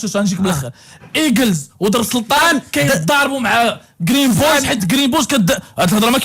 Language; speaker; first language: Arabic; native; Arabic